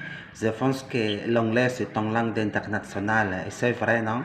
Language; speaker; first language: French; non-native, learner; Indonesian